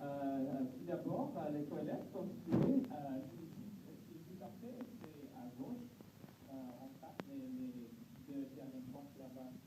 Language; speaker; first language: French; non-native, learner; English